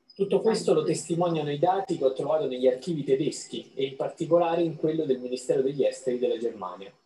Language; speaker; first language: Italian; non-native, fluent; Albanian